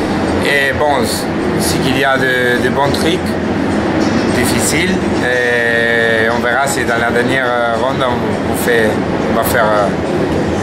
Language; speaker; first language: French; non-native, fluent; Spanish